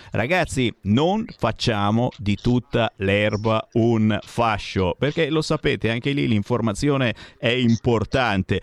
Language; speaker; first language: Italian; native; Italian